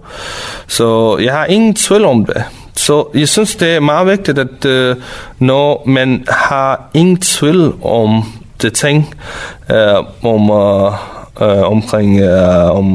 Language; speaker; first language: Danish; non-native, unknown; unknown